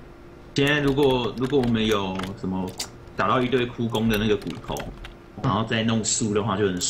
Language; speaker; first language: Chinese; native; Chinese